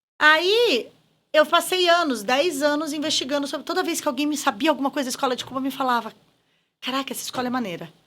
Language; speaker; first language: Portuguese; native; Portuguese